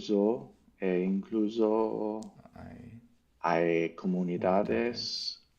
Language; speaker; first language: Spanish; non-native, learner; English